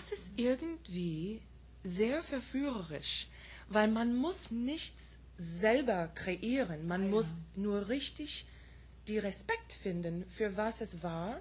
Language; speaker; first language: German; non-native, fluent; English